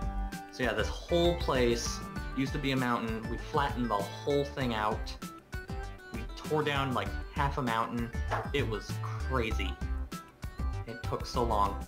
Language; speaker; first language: English; native; English